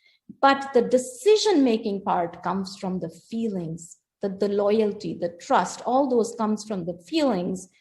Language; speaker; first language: English; non-native, local second language; Hindi